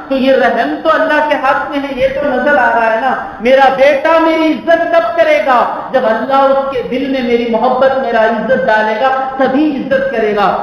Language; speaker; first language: Urdu; native; Urdu